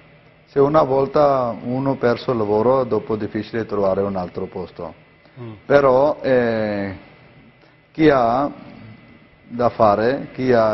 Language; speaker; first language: Italian; non-native, learner; Punjabi